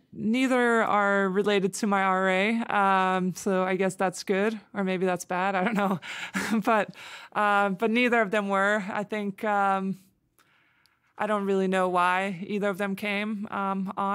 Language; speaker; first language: English; non-native, fluent; Danish